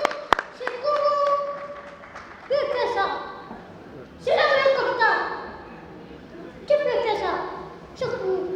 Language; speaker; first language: French; non-native, learner; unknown